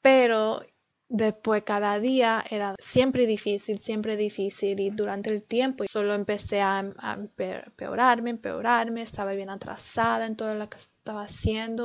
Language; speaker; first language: Spanish; early bilingual, heritage; Spanish